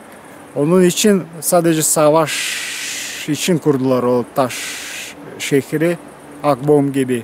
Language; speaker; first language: Turkish; non-native, learner; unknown